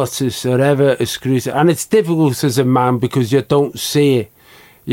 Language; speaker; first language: English; native; English